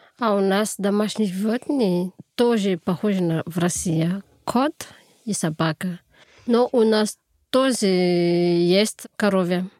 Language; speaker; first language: Russian; non-native, fluent; Malagasy